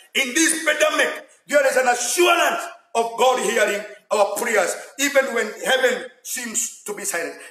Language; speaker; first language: English; non-native, local second language; Swahili